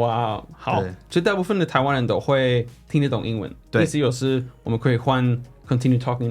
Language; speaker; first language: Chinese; non-native, fluent; Swedish